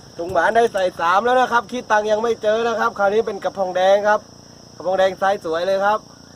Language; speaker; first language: Thai; native; Thai